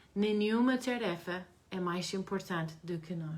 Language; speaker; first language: Portuguese; non-native, learner; English